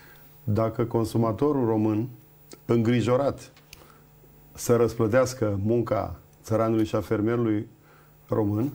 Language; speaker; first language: Romanian; native; Romanian